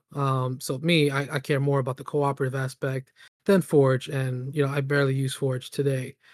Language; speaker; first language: English; native; English